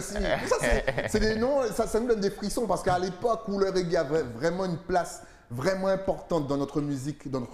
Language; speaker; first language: French; native; French